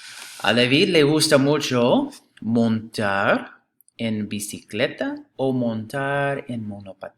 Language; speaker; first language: Spanish; non-native, fluent; English